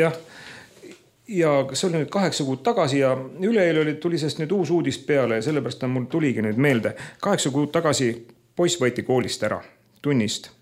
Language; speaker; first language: Estonian; native; Estonian